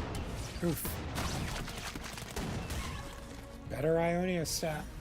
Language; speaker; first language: English; native; English